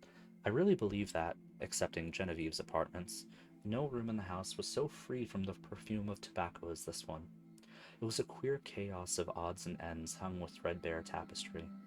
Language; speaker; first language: English; native; English